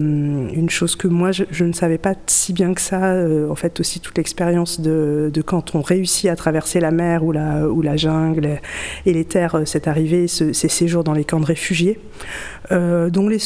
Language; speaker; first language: French; native; French